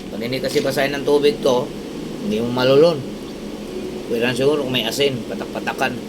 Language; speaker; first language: Filipino; non-native, local second language; Cebuano